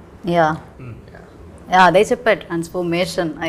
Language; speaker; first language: Telugu; non-native, fluent; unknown